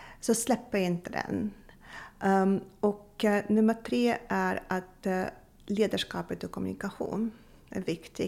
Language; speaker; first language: Swedish; non-native, fluent; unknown